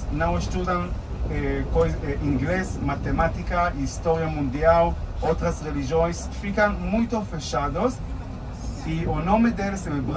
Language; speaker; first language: Portuguese; non-native, fluent; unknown